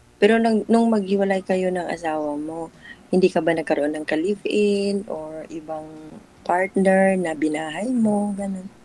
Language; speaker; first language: Filipino; non-native, local second language; Cebuano